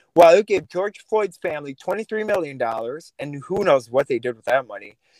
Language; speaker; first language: English; early bilingual, other home language; Russian